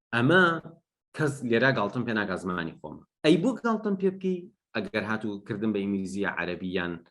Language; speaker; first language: Central Kurdish; non-native, local second language; Gurani